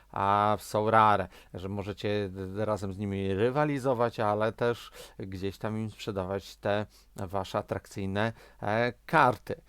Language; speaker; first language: Polish; native; Polish